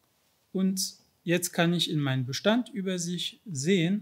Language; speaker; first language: German; non-native, fluent; French